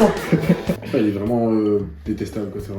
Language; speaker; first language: French; native; French